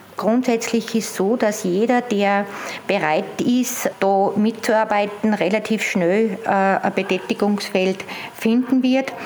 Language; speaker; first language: German; native; German